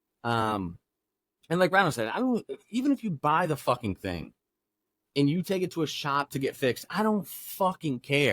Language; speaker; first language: English; native; English